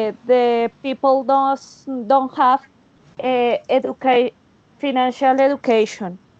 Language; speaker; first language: English; non-native, learner; Spanish